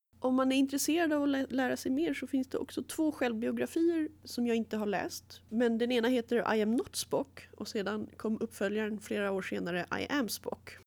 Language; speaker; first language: Swedish; native; Swedish